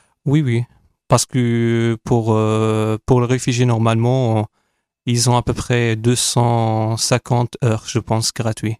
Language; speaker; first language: French; non-native, fluent; Arabic